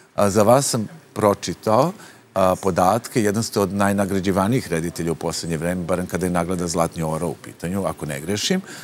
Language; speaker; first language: Serbian; native; Serbian